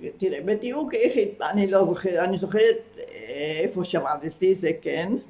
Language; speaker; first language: Hebrew; non-native, fluent; Spanish